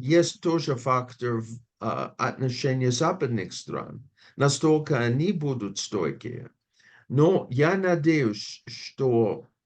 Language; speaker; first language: Russian; non-native, fluent; English